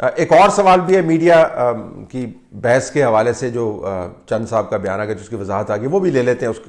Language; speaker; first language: Urdu; native; Urdu